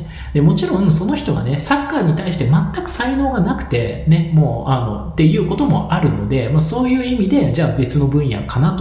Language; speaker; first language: Japanese; native; Japanese